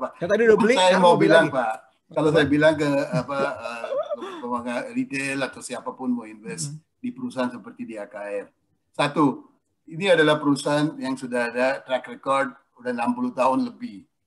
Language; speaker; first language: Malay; non-native, fluent; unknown